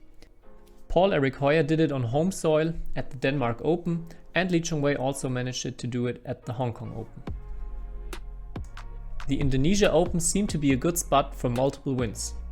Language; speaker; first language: English; non-native, fluent; German